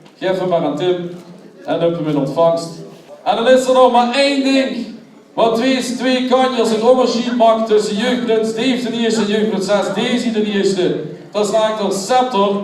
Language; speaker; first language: Dutch; non-native, local second language; Limburgish